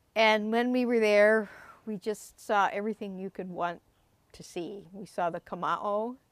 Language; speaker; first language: English; native; English